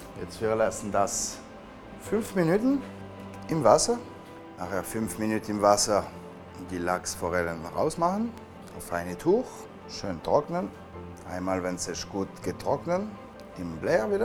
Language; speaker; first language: German; non-native, learner; French